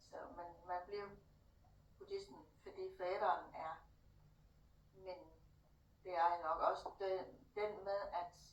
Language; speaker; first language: Danish; non-native, fluent; Thai